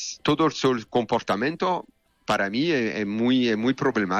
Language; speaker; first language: Spanish; non-native, learner; French